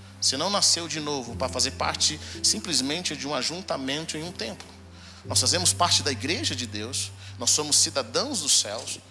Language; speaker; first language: Portuguese; native; Portuguese